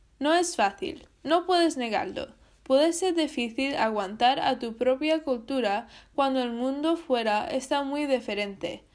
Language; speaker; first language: Spanish; non-native, fluent; English